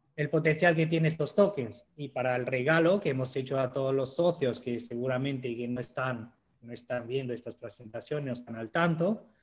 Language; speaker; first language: Spanish; non-native, fluent; Romanian